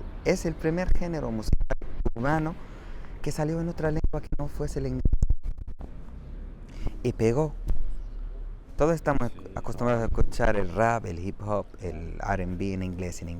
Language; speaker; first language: Spanish; non-native, fluent; Arabic